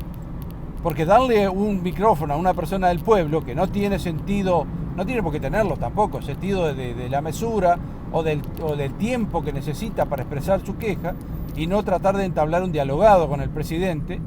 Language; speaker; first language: Spanish; native; Spanish